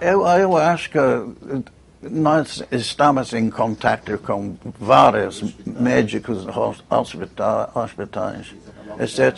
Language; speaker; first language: Portuguese; non-native, fluent; English